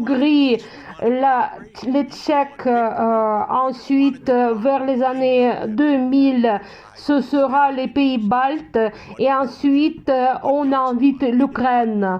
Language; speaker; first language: French; non-native, fluent; Russian